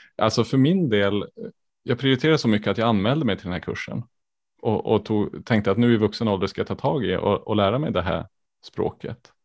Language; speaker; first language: Swedish; native; Swedish